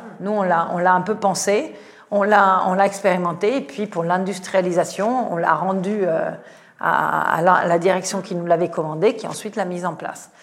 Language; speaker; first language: French; non-native, fluent; Italian